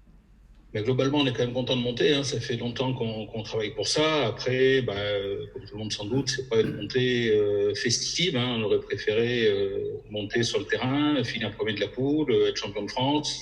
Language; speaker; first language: French; native; French